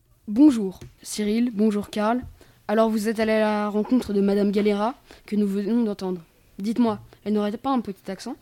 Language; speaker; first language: French; native; French